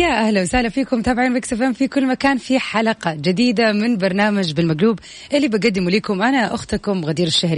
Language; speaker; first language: Arabic; native; Arabic